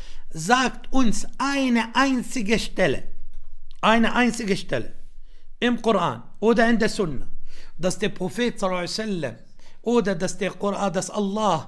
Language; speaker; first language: German; non-native, fluent; Arabic